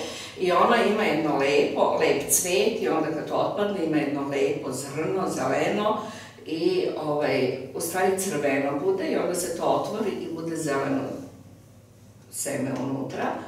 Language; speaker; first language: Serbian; early bilingual, heritage; Serbian